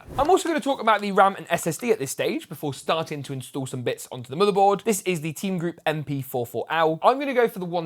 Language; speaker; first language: English; native; English